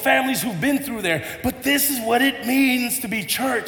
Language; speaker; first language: English; native; English